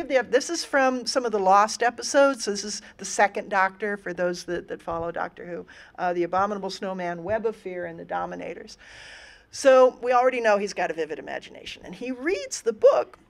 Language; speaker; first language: English; native; English